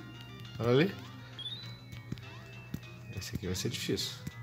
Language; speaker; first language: Portuguese; native; Portuguese